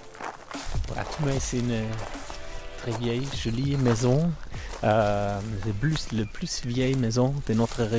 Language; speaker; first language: French; non-native, fluent; German